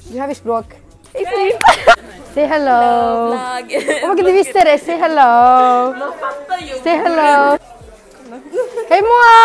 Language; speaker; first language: Swedish; native; Swedish